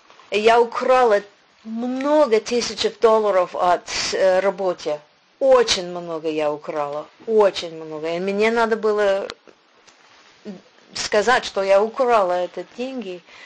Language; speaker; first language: Russian; non-native, learner; English